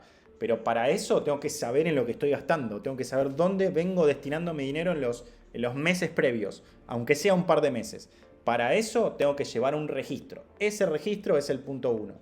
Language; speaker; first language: Spanish; native; Spanish